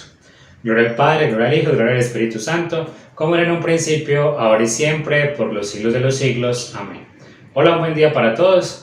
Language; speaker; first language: Spanish; native; Spanish